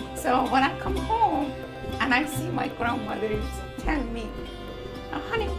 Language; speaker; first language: English; non-native, learner; Persian